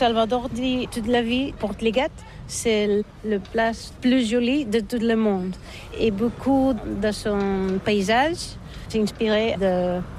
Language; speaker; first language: French; non-native, learner; Catalan